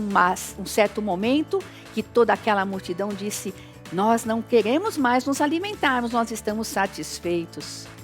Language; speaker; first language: Portuguese; native; Portuguese